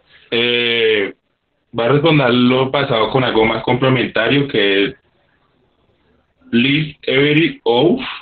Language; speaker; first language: Spanish; native; Spanish